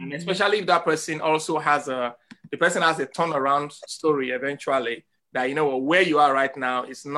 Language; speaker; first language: English; non-native, local second language; Yoruba